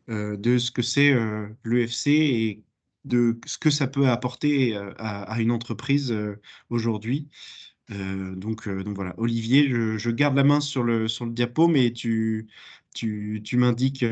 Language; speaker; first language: French; native; French